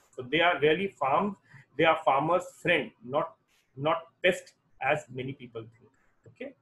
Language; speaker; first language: English; non-native, local second language; Hindi